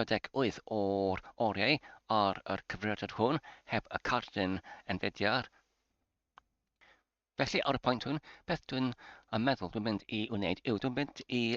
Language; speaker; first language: Welsh; non-native, learner; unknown